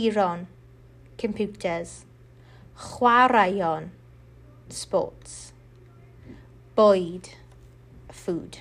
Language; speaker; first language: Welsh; non-native, local second language; English